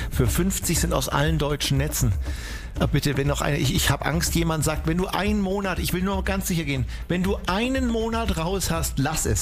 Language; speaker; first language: German; native; German